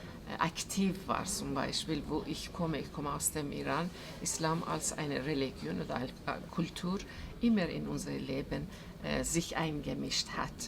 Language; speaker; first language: German; non-native, fluent; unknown